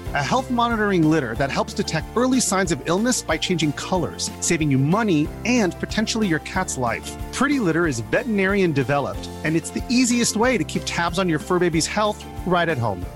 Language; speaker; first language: English; native; English